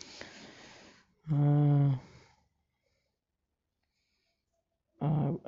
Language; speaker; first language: English; non-native, local second language; Marathi